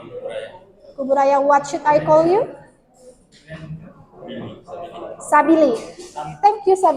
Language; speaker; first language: English; non-native, fluent; Indonesian